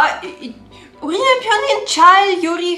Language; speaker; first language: Korean; non-native, learner; Russian